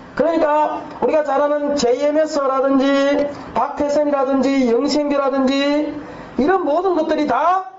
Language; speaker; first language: Korean; native; Korean